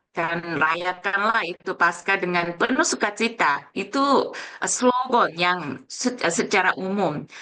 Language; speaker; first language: Indonesian; non-native, fluent; Korean